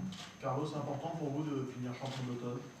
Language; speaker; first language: French; native; French